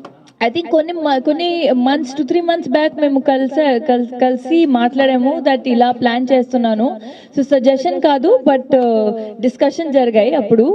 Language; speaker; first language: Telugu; non-native, fluent; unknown